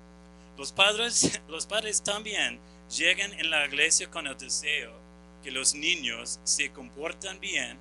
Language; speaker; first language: Spanish; non-native, fluent; English